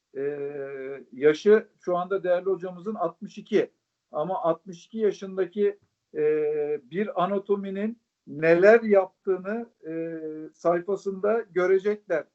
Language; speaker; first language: Turkish; native; Turkish